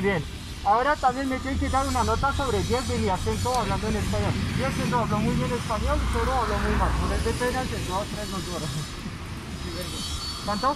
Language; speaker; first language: Spanish; non-native, fluent; French